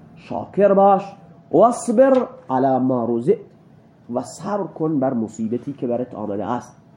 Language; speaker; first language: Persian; non-native, local second language; Baluchi